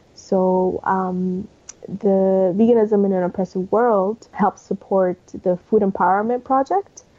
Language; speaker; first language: English; early bilingual, other home language; Spanish